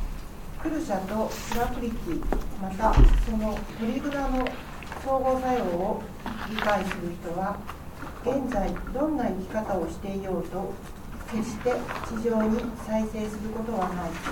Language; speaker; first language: Japanese; native; Japanese